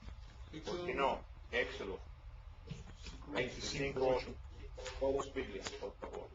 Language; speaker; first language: Spanish; non-native, learner; English